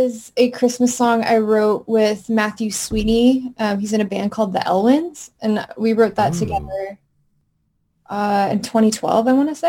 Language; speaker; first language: English; native; English